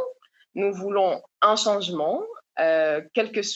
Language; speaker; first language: French; non-native, local second language; Comorian